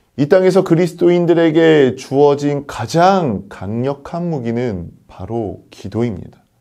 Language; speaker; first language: Korean; native; Korean